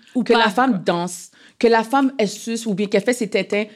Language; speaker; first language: French; native; French